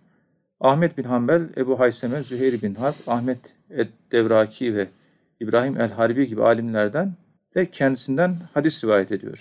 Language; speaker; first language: Turkish; native; Turkish